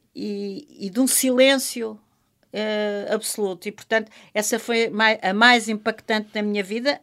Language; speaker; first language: Portuguese; non-native, local second language; French